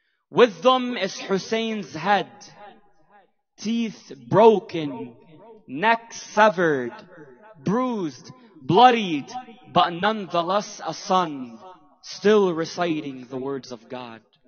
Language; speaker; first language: English; native; English